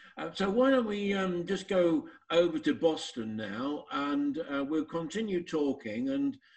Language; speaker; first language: English; native; English